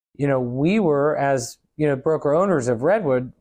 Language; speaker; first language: English; native; English